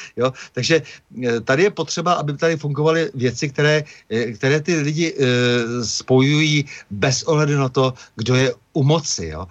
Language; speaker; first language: Czech; native; Czech